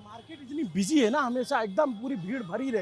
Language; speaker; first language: Hindi; native; Hindi